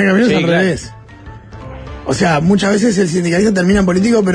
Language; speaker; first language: Spanish; native; Spanish